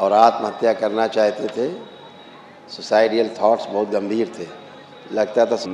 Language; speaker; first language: Hindi; native; Hindi